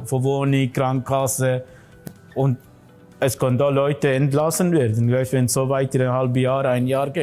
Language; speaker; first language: German; non-native, learner; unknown